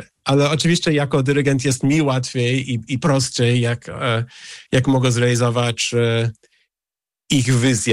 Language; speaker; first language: Polish; early bilingual, heritage; English